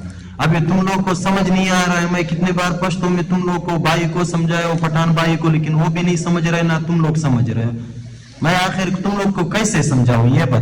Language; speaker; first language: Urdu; non-native, local second language; Pashto